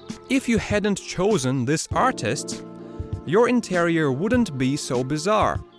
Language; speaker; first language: English; non-native, fluent; Russian